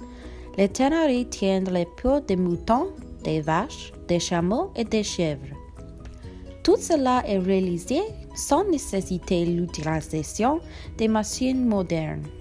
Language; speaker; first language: French; non-native, learner; English